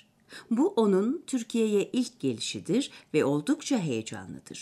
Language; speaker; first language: Turkish; native; Turkish